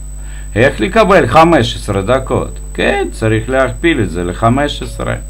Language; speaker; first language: Hebrew; non-native, fluent; Russian